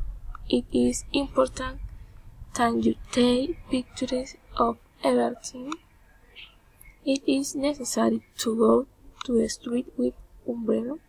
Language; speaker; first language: English; non-native, learner; Spanish